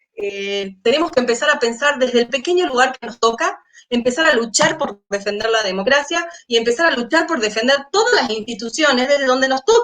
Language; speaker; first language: Spanish; native; Spanish